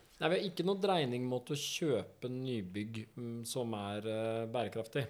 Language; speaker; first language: Norwegian; native; Norwegian